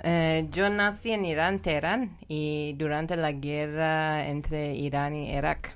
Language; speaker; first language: Spanish; non-native, learner; Persian